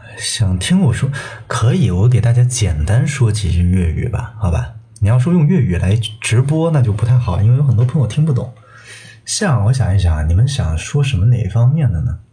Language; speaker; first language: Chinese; non-native, local second language; Cantonese